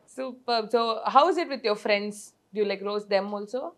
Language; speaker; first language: English; non-native, local second language; Tamil